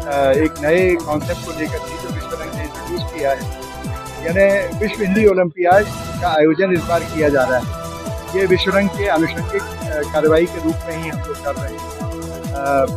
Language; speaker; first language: Hindi; native; Hindi